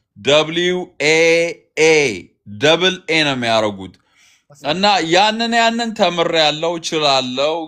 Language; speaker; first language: Amharic; native; Amharic